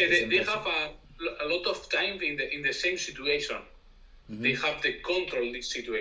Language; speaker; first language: English; non-native, learner; Spanish